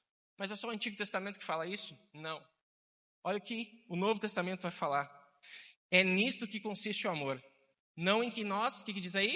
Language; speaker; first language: Portuguese; native; Portuguese